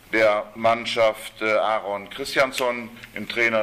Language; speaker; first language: German; native; German